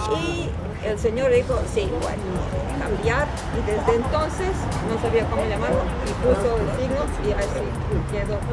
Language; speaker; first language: Spanish; non-native, fluent; Serbian